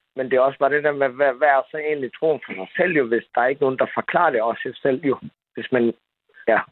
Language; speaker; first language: Danish; early bilingual, other home language; Somali